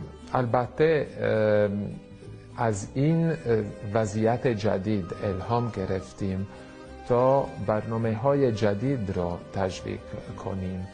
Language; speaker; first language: Persian; non-native, fluent; Italian